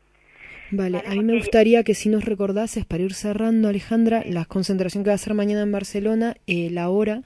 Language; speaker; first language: Spanish; native; Spanish